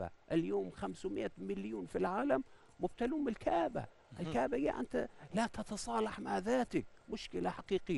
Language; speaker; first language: Arabic; non-native, fluent; Persian